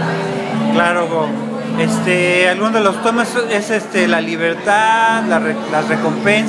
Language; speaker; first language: Spanish; native; Spanish